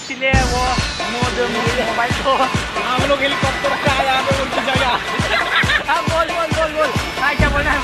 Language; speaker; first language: Hindi; non-native, local second language; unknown